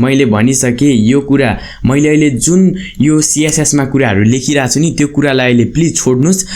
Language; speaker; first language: Nepali; non-native, local second language; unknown